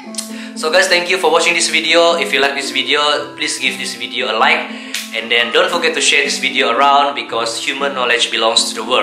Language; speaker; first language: English; non-native, local second language; Malay